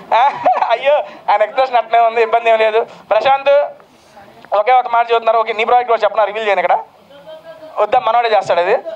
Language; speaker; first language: Telugu; native; Telugu